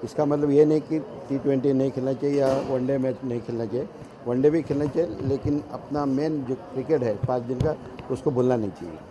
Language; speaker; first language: Hindi; non-native, local second language; Marathi